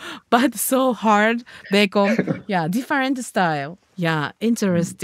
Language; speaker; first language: English; non-native, learner; Japanese